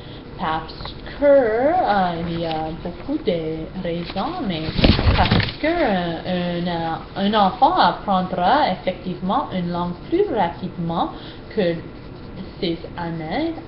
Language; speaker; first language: French; non-native, learner; English